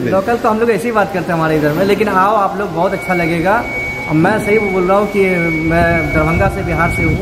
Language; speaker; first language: Hindi; native; Hindi